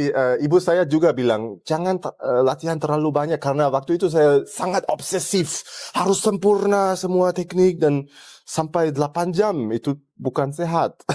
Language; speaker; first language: Indonesian; early bilingual, heritage; German